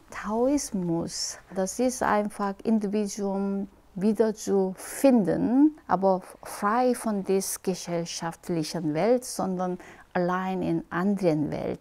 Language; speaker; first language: German; non-native, fluent; Korean